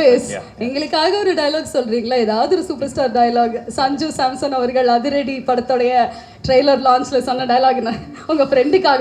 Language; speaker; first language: Tamil; native; Tamil